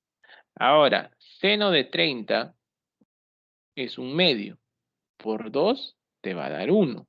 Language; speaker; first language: Spanish; native; Spanish